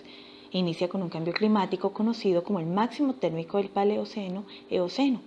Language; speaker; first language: Spanish; native; Spanish